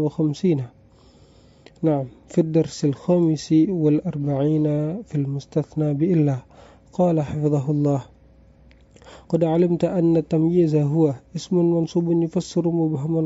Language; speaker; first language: Arabic; non-native, fluent; Indonesian